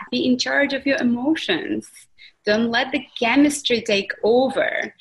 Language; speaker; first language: English; non-native, fluent; Russian